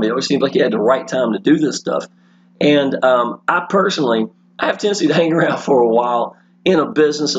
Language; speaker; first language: English; native; English